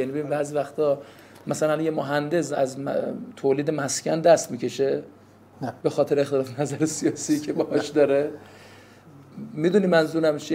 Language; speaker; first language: Persian; native; Persian